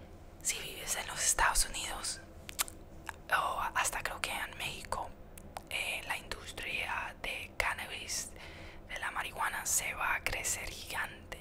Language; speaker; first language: Spanish; early bilingual, heritage; Spanish